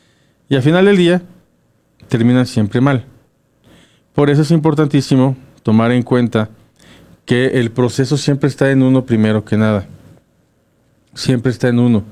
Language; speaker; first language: Spanish; native; Spanish